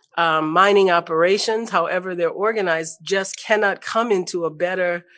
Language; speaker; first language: English; native; English